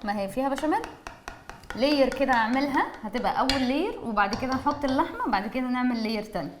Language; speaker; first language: Arabic; native; Arabic